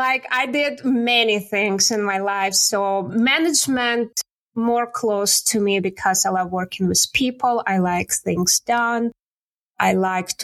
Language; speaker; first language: English; non-native, learner; Russian